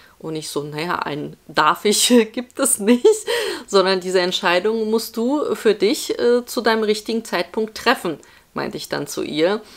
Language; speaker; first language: German; early bilingual, other home language; Polish